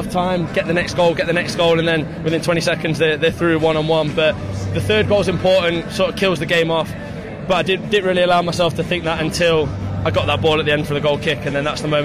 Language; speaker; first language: English; native; English